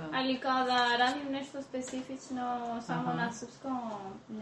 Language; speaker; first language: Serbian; early bilingual, heritage; Spanish